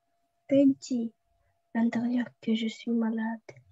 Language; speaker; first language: French; non-native, learner; Russian